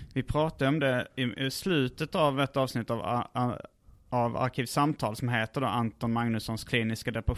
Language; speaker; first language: Swedish; native; Swedish